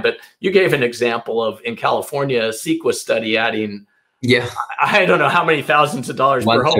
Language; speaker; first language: English; native; English